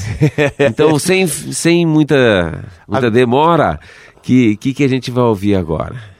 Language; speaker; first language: Portuguese; native; Portuguese